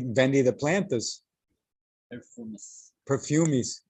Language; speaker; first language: Portuguese; non-native, learner; English